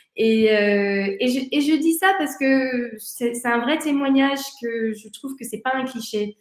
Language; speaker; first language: French; early bilingual, heritage; English